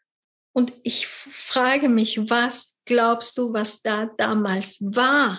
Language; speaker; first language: German; non-native, fluent; Spanish